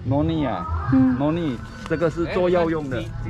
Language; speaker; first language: Chinese; non-native, local second language; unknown